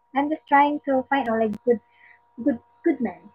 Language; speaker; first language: English; non-native, local second language; Filipino